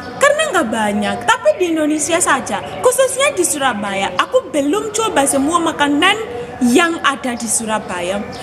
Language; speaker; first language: Indonesian; non-native, fluent; Shona